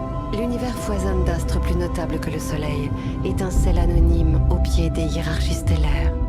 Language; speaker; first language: French; native; French